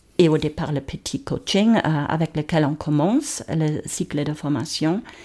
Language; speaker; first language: French; non-native, fluent; German